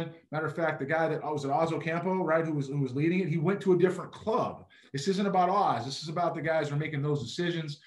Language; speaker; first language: English; native; English